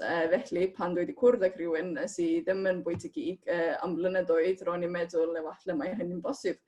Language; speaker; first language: Welsh; non-native, fluent; Estonian